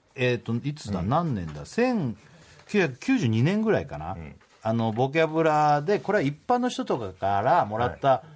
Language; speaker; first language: Japanese; native; Japanese